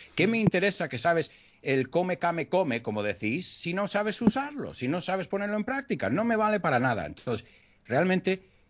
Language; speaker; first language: Spanish; early bilingual, heritage; Spanish